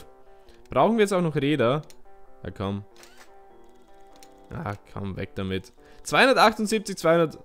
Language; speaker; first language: German; native; German